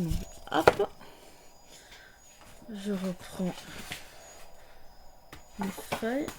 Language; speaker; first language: French; native; French